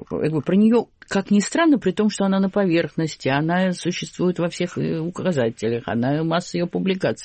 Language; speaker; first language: Russian; native; Russian